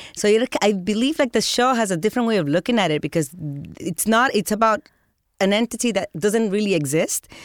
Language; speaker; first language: English; early bilingual, other home language; Spanish